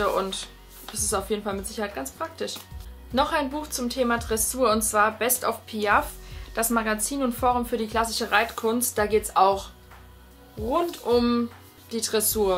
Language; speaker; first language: German; native; German